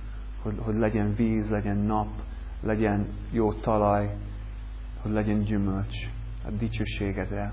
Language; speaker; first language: Hungarian; non-native, learner; English